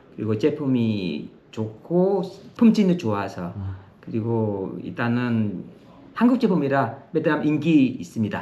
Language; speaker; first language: Korean; non-native, learner; Vietnamese